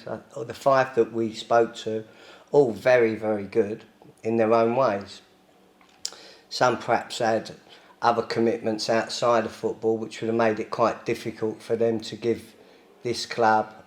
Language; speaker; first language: English; native; English